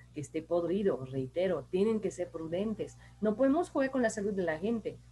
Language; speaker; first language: Spanish; non-native, fluent; French